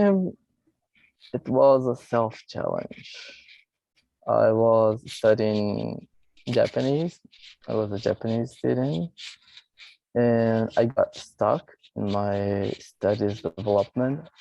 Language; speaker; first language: English; non-native, fluent; Portuguese